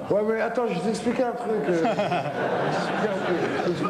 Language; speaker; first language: French; native; French